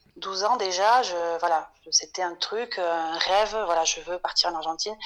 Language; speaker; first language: French; native; French